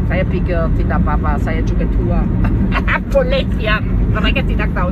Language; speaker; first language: Indonesian; non-native, fluent; German